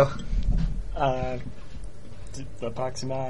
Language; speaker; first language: Spanish; non-native, learner; English